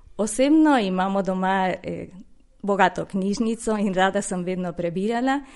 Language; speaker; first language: Slovenian; early bilingual, heritage; Slovenian